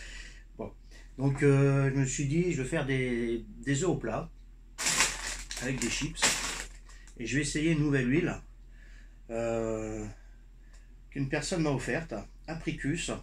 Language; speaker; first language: French; native; French